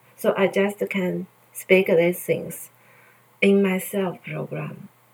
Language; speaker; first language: English; non-native, learner; Chinese